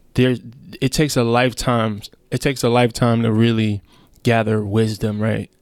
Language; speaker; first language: English; native; English